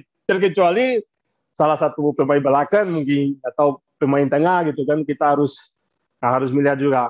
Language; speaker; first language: Indonesian; non-native, fluent; Portuguese